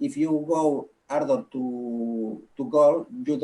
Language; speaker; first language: English; non-native, local second language; Catalan